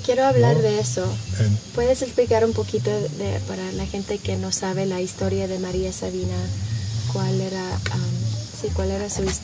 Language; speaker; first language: Spanish; early bilingual, heritage; Spanish